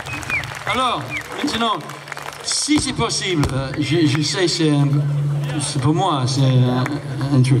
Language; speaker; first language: French; non-native, learner; English